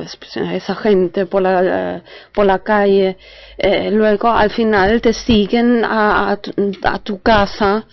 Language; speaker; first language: Spanish; non-native, fluent; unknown